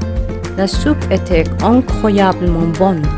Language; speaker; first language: French; non-native, learner; Korean